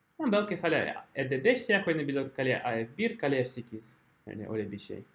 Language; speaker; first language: Turkish; non-native, fluent; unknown